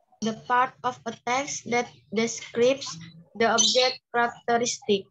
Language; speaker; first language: English; non-native, learner; Indonesian